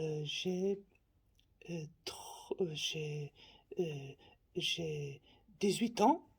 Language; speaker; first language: French; non-native, learner; Faroese